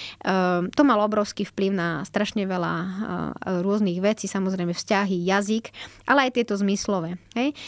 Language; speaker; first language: Slovak; native; Slovak